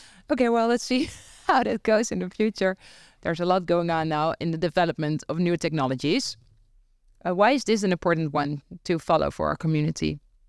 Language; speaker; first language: English; non-native, fluent; Dutch